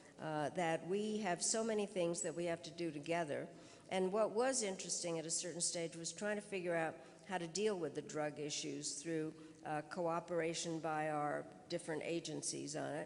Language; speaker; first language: English; early bilingual, other home language; Czech